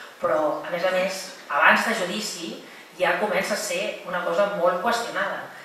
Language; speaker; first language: Catalan; native; Catalan